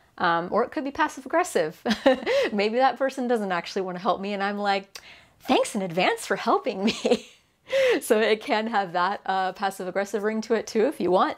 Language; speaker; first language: English; native; English